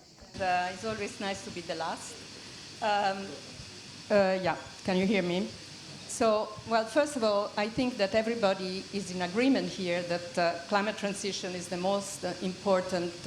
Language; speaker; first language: English; non-native, fluent; German